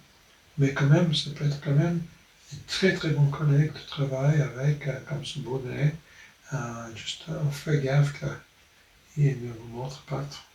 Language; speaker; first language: French; non-native, fluent; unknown